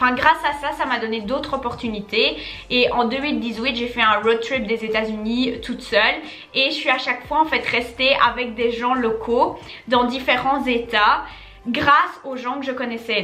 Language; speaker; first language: French; native; French